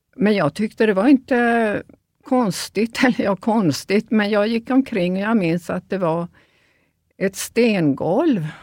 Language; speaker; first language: Swedish; early bilingual, other home language; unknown